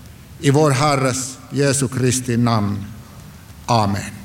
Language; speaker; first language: Swedish; non-native, local second language; Finnish